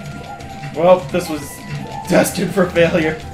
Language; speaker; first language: English; native; English